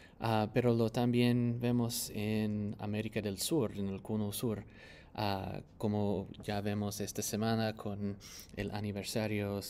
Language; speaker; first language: Spanish; non-native, fluent; English